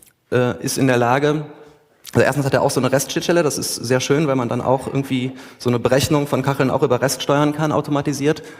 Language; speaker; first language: German; native; German